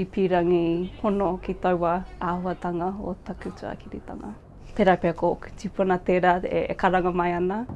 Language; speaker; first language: Māori; non-native, local second language; English